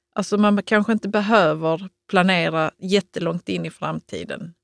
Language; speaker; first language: Swedish; native; Swedish